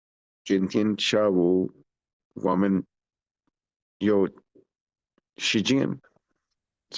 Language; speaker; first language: Chinese; non-native, learner; Urdu